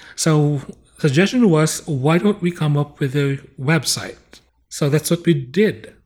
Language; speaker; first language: English; non-native, local second language; Bikol